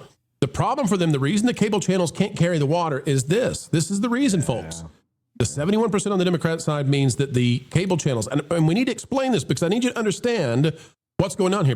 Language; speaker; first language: English; native; English